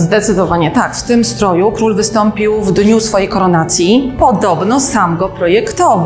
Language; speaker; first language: Polish; native; Polish